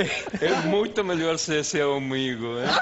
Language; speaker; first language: Portuguese; non-native, fluent; Spanish